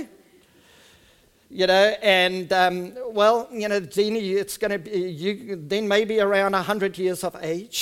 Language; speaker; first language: English; non-native, local second language; Afrikaans